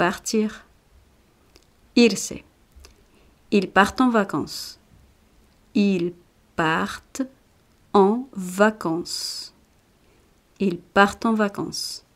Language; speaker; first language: French; non-native, fluent; Spanish